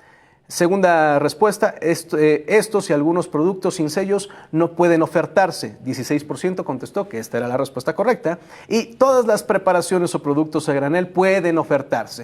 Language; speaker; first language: Spanish; native; Spanish